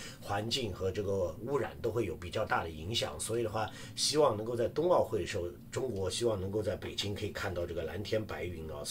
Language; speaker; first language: Chinese; native; Chinese